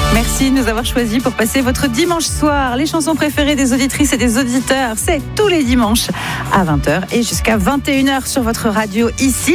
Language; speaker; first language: French; native; French